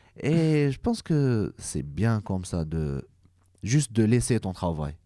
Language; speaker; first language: French; non-native, local second language; Arabic